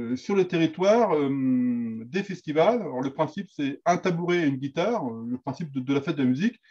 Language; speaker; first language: French; native; French